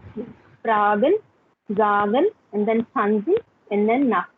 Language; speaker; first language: German; non-native, learner; Hindi